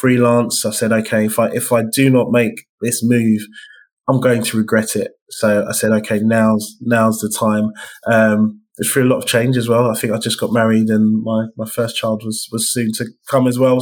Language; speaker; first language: English; native; English